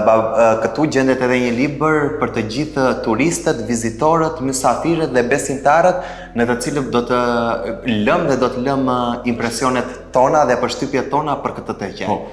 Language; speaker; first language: Albanian; native; Albanian